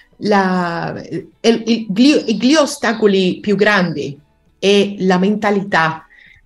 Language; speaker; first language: Italian; non-native, learner; Spanish